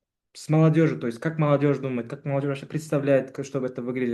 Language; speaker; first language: Russian; non-native, local second language; Uzbek